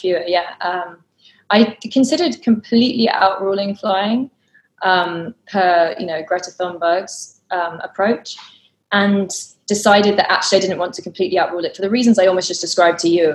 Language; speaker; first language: English; native; English